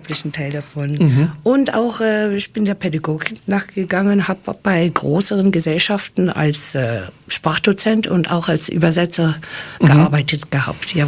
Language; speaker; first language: German; non-native, fluent; English